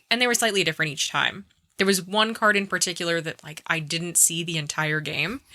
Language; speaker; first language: English; native; English